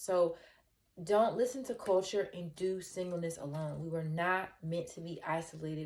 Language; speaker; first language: English; native; English